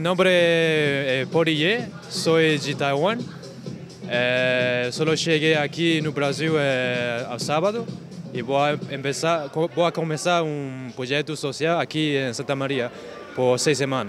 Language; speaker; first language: Portuguese; non-native, learner; Chinese